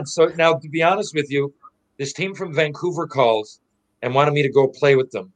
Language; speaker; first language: English; native; English